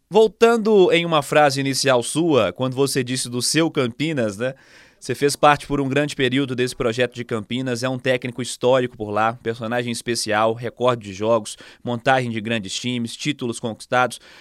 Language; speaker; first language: Portuguese; native; Portuguese